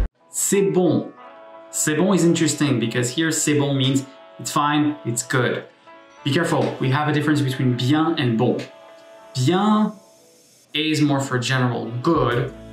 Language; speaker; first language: English; non-native, fluent; French